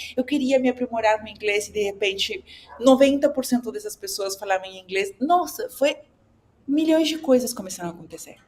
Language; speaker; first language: Portuguese; non-native, fluent; Spanish